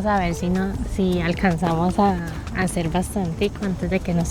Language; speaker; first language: Spanish; native; Spanish